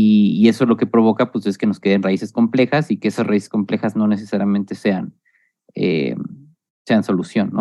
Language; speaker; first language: Spanish; native; Spanish